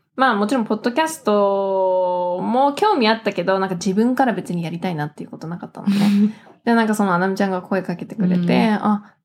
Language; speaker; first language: Japanese; early bilingual, heritage; English